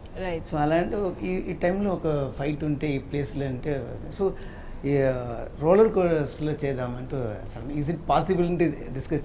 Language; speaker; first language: Telugu; non-native, learner; Tamil